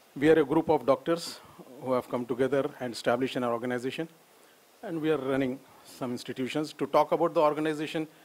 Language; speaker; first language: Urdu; native; Urdu